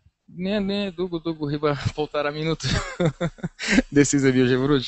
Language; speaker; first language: Polish; non-native, learner; Portuguese